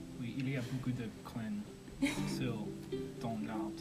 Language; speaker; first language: French; non-native, learner; English